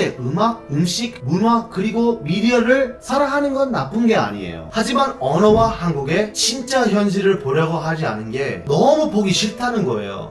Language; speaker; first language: Korean; non-native, fluent; English